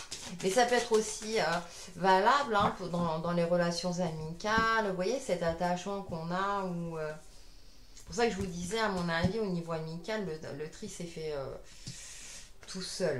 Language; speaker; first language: French; native; French